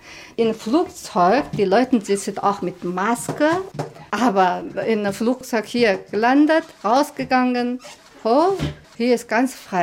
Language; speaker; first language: German; non-native, learner; Chinese